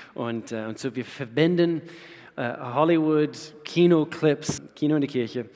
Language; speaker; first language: German; non-native, fluent; English